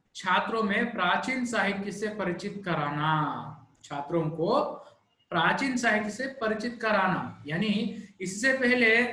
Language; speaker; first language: Hindi; non-native, local second language; Telugu